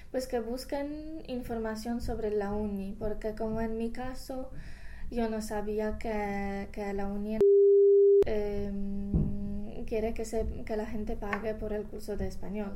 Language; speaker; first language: Spanish; non-native, fluent; English